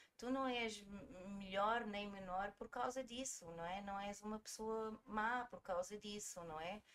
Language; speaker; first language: Portuguese; early bilingual, heritage; Portuguese